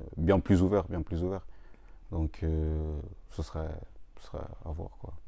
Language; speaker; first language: French; native; French